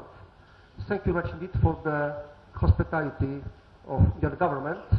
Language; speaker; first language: English; non-native, learner; Polish